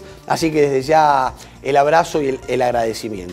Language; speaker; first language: Spanish; native; Spanish